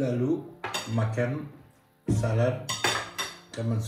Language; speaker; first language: Indonesian; non-native, learner; French